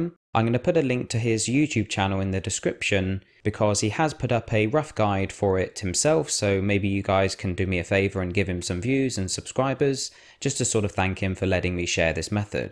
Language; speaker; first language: English; native; English